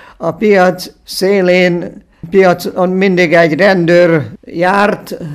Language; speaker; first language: Hungarian; non-native, local second language; German